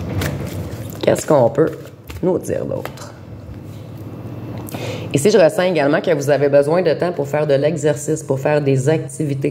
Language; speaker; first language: French; native; French